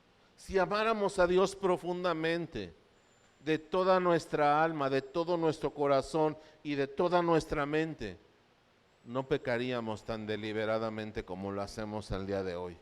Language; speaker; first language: Spanish; native; Spanish